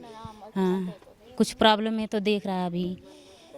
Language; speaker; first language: Hindi; non-native, local second language; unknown